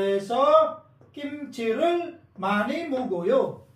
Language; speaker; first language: Korean; non-native, fluent; Filipino